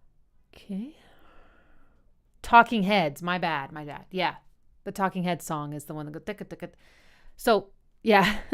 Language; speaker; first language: English; native; English